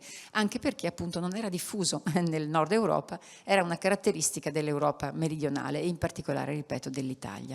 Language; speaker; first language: Italian; native; Italian